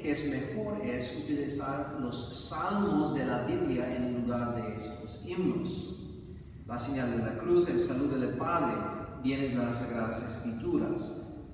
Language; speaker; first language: Spanish; non-native, fluent; English